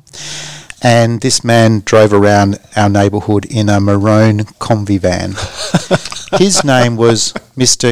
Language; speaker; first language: English; native; English